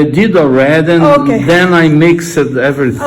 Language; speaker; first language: English; non-native, learner; Portuguese